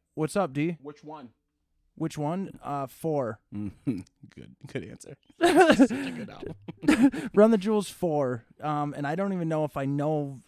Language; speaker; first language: English; native; English